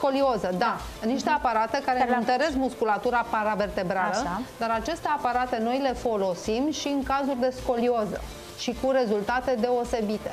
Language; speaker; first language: Romanian; native; Romanian